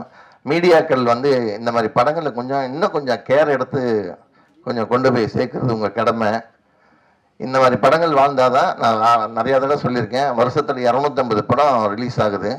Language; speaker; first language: Tamil; native; Tamil